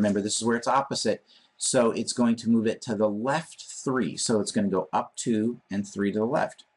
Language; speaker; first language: English; native; English